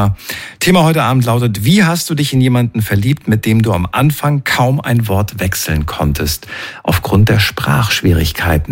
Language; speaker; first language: German; native; German